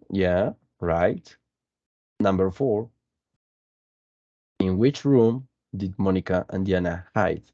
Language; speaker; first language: English; non-native, fluent; Spanish